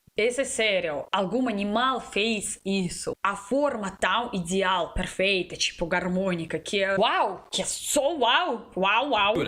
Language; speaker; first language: Portuguese; non-native, learner; Russian